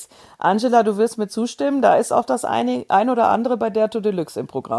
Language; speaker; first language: German; native; German